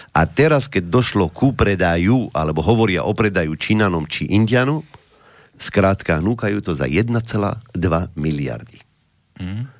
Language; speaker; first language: Slovak; non-native, fluent; Arabic